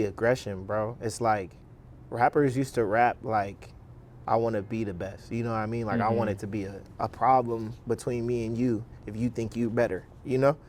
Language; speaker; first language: English; native; English